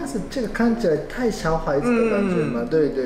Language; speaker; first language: Chinese; non-native, fluent; Japanese